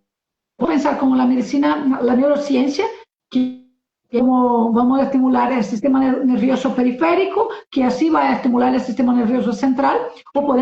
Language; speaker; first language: Spanish; non-native, learner; Portuguese